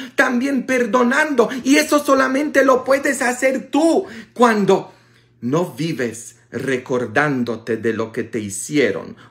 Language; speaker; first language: Spanish; non-native, fluent; Polish